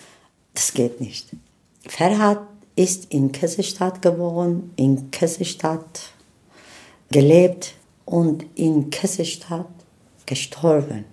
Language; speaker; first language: German; non-native, fluent; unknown